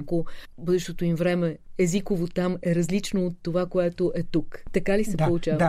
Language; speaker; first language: Bulgarian; native; Bulgarian